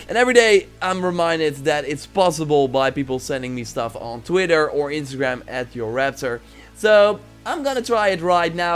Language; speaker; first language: English; non-native, fluent; Dutch